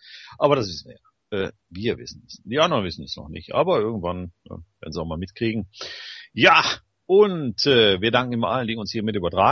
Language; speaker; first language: German; native; German